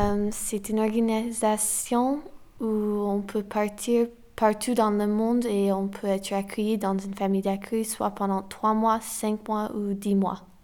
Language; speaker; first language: French; non-native, fluent; English